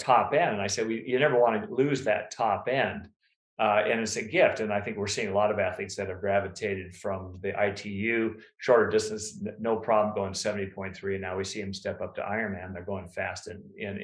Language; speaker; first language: English; native; English